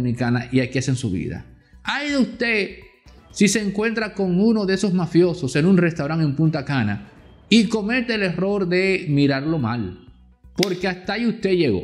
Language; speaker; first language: Spanish; native; Spanish